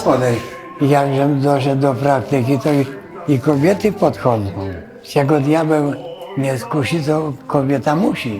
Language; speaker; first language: Polish; native; Polish